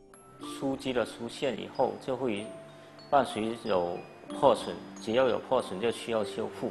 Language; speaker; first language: Chinese; native; Chinese